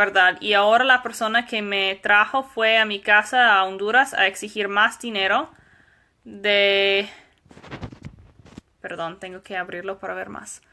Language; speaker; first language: Spanish; non-native, fluent; English